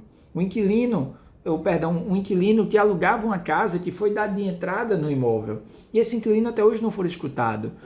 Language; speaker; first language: Portuguese; native; Portuguese